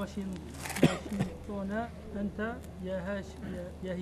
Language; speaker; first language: Arabic; non-native, learner; French